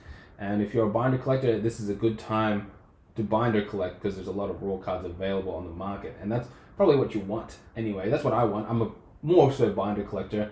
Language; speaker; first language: English; native; English